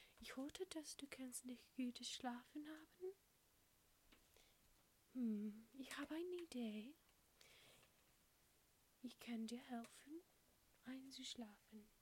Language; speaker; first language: German; non-native, learner; English